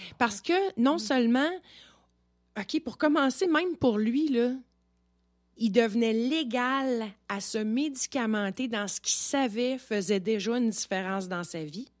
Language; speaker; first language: French; native; French